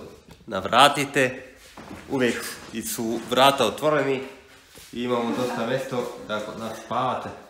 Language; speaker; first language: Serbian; early bilingual, heritage; Serbian